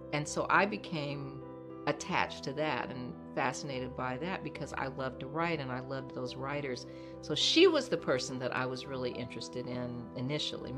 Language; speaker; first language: English; native; English